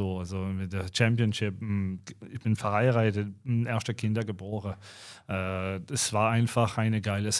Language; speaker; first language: German; non-native, fluent; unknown